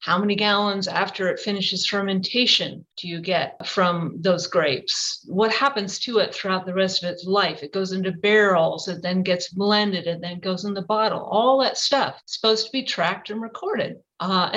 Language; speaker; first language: English; native; English